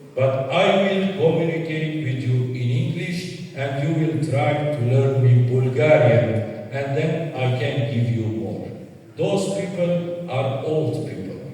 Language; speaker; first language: English; non-native, fluent; Armenian